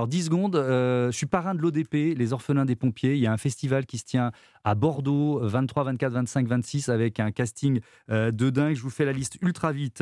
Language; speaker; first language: French; native; French